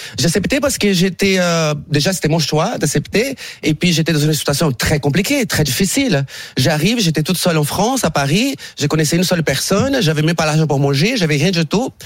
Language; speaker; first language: French; non-native, fluent; Portuguese